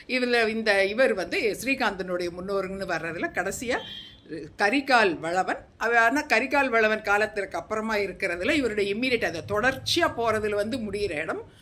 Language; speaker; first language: Tamil; non-native, local second language; Telugu